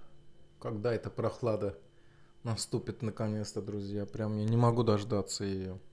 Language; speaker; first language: Russian; non-native, fluent; Azerbaijani